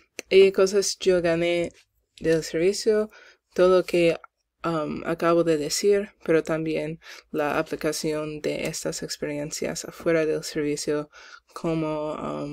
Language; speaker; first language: Spanish; non-native, learner; English